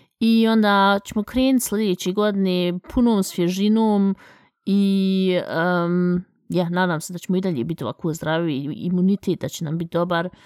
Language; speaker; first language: Bosnian; early bilingual, heritage; Bosnian